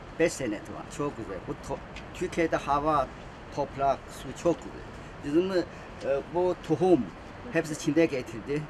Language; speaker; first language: Turkish; non-native, learner; Chinese